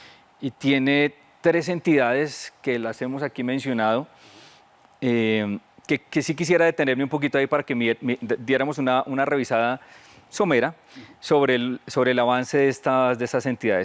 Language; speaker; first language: Spanish; native; Spanish